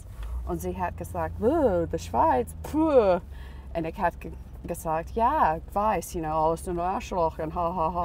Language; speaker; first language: German; non-native, learner; English